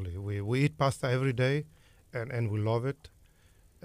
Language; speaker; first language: English; non-native, fluent; Italian